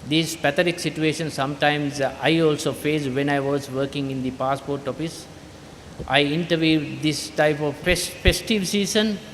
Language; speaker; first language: English; non-native, local second language; Sinhala